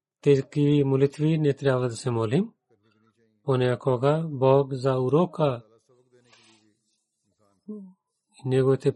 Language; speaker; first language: Bulgarian; non-native, learner; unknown